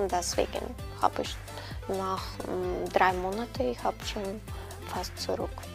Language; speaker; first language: German; non-native, learner; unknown